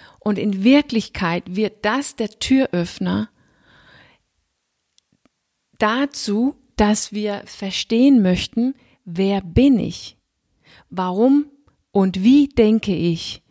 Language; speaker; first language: German; non-native, fluent; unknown